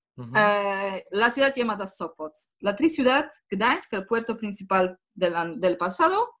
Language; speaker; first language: Spanish; non-native, fluent; Polish